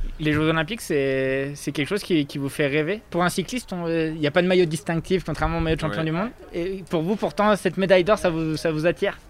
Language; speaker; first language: French; native; French